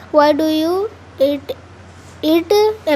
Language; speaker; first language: English; non-native, learner; Hindi